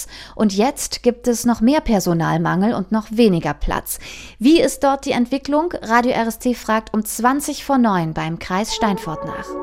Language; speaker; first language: German; native; German